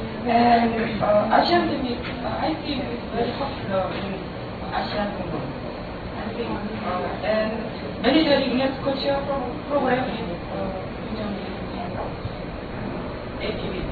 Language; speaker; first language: English; non-native, learner; Korean